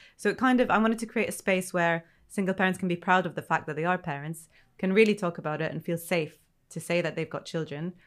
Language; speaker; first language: English; non-native, fluent; Arabic